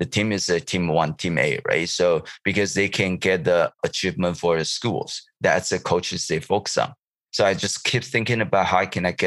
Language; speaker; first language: English; non-native, learner; Chinese